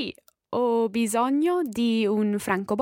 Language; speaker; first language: Italian; non-native, learner; English